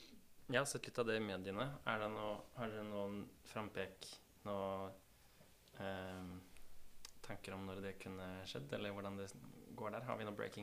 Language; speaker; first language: Norwegian; native; Norwegian